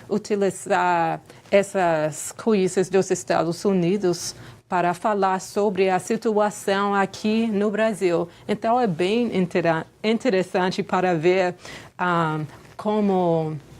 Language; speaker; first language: Portuguese; non-native, fluent; English